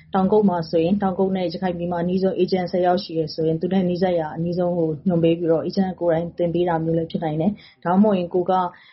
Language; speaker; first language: Burmese; native; Burmese